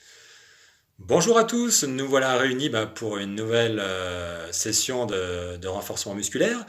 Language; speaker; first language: French; native; French